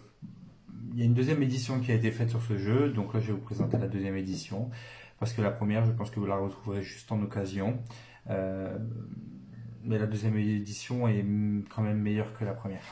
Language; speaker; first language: French; native; French